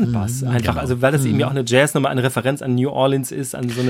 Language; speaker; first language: German; native; German